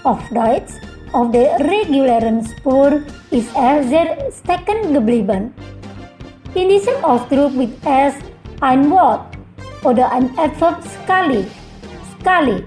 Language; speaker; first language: German; non-native, learner; Indonesian